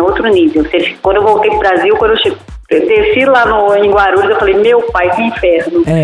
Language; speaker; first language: Portuguese; native; Portuguese